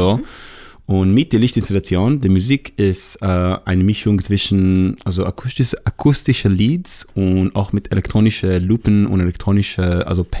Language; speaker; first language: German; non-native, learner; Hebrew